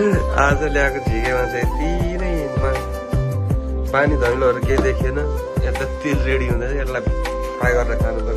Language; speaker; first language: Nepali; native; Nepali